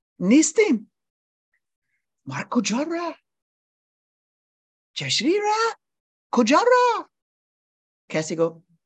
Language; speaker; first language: Persian; non-native, learner; English